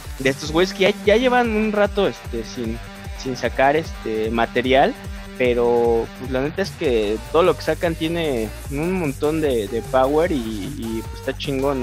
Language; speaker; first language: Spanish; native; Spanish